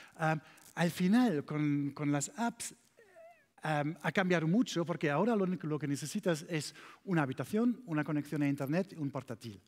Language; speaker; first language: Spanish; non-native, learner; German